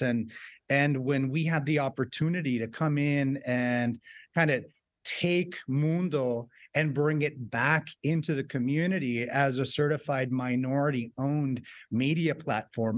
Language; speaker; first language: English; native; English